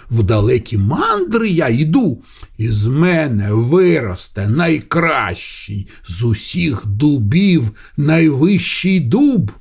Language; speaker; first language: Ukrainian; non-native, local second language; Russian